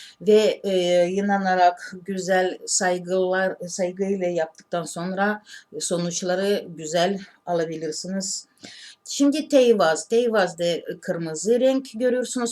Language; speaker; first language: Turkish; non-native, learner; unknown